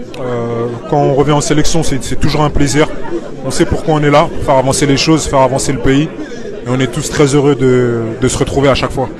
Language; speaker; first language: French; native; French